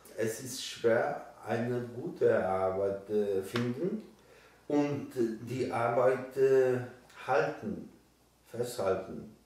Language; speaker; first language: German; non-native, learner; Polish